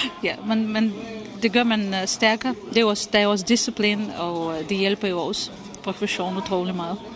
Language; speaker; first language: Danish; non-native, fluent; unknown